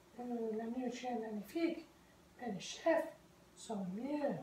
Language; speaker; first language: French; non-native, learner; English